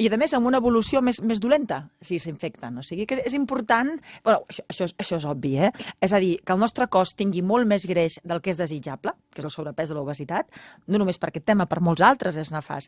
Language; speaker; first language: Catalan; native; Catalan